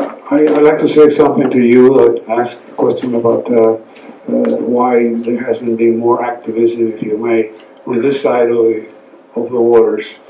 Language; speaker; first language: English; non-native, fluent; Spanish